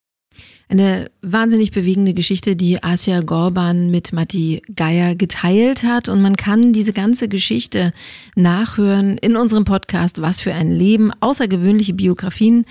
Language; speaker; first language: German; native; German